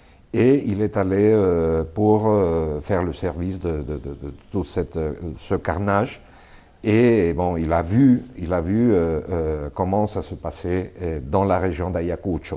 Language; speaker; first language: French; non-native, fluent; Spanish